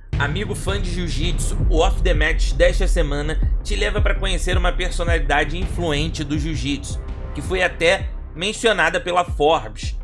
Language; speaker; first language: Portuguese; native; Portuguese